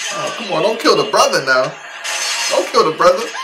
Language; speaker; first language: English; native; English